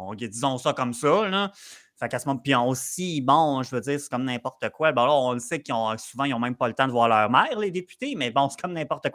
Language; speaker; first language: French; native; French